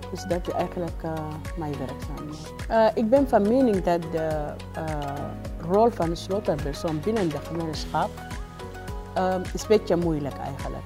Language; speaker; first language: Dutch; non-native, learner; Arabic